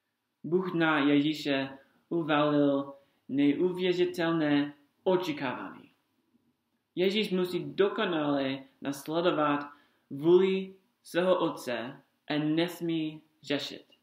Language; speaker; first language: Czech; non-native, fluent; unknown